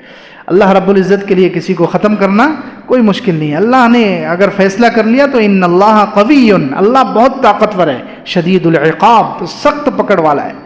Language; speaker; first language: Urdu; native; Urdu